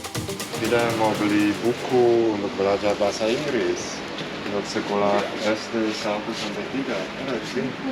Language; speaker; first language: Indonesian; non-native, learner; German